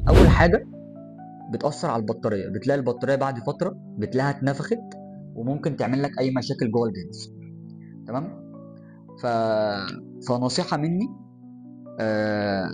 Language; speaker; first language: Arabic; native; Arabic